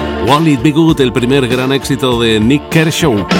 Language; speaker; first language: Spanish; native; Spanish